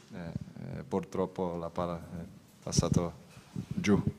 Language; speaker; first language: Italian; non-native, learner; Portuguese